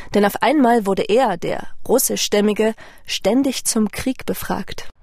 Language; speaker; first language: German; non-native, fluent; Russian